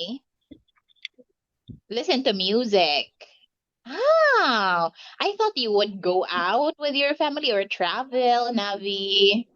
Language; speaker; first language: English; non-native, local second language; Filipino